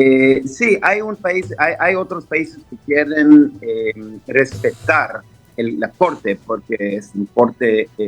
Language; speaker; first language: Spanish; non-native, fluent; Hebrew